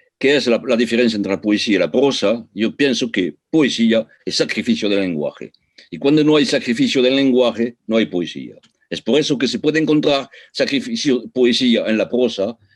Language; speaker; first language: Spanish; early bilingual, heritage; Spanish